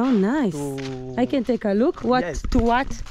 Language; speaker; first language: English; non-native, learner; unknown